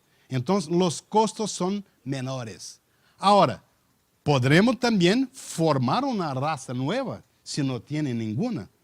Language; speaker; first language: Spanish; non-native, learner; Portuguese